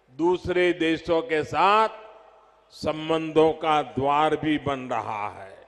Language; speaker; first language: Hindi; non-native, local second language; Gujarati